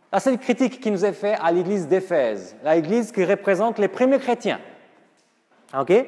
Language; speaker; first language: French; non-native, fluent; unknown